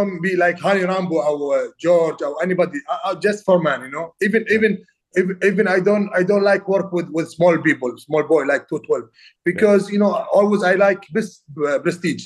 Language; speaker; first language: English; non-native, learner; Arabic